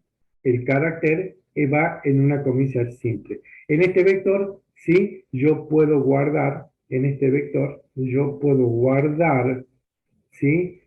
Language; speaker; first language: Spanish; native; Spanish